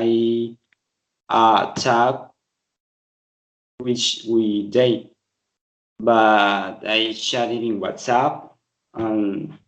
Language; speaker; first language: English; non-native, learner; Spanish